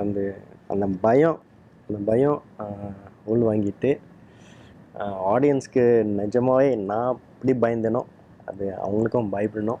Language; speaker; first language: Tamil; early bilingual, heritage; Tamil